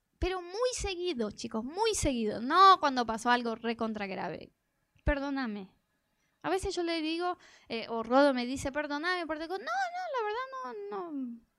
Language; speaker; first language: Spanish; non-native, fluent; Portuguese